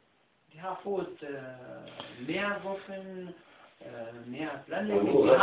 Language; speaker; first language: Danish; non-native, fluent; Arabic